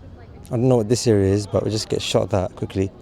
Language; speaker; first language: English; native; English